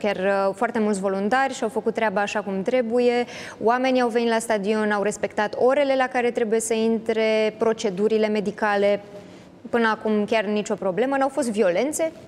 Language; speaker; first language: Romanian; native; Romanian